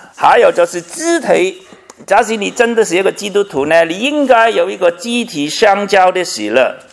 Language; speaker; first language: Chinese; non-native, local second language; Cantonese